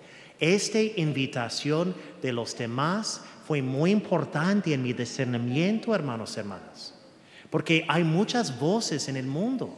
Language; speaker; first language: Spanish; early bilingual, heritage; English